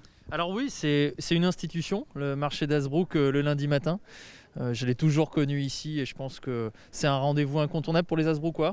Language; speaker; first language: French; native; French